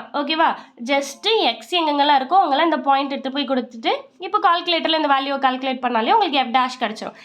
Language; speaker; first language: Tamil; native; Tamil